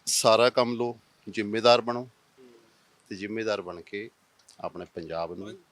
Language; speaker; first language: Punjabi; native; Punjabi